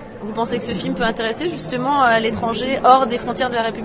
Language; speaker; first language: French; native; French